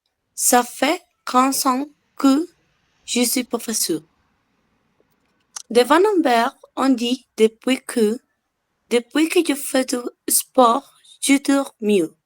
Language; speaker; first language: French; non-native, learner; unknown